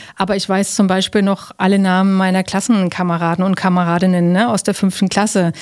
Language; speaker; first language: German; native; German